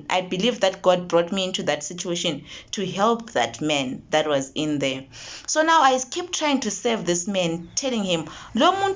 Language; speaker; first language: English; non-native, local second language; Zulu